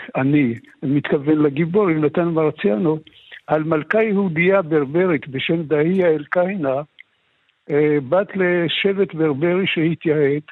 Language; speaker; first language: Hebrew; early bilingual, other home language; Arabic